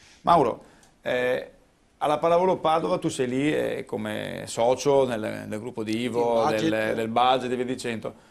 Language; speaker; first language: Italian; native; Italian